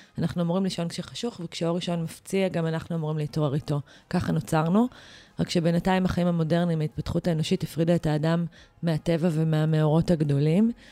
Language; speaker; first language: Hebrew; native; Hebrew